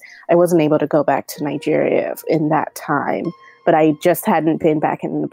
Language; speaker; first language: English; non-native, local second language; Yoruba